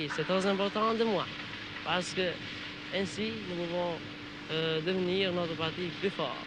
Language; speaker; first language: French; non-native, learner; Albanian